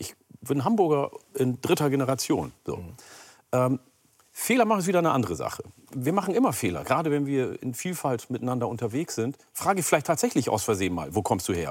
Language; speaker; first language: German; early bilingual, other home language; Oromo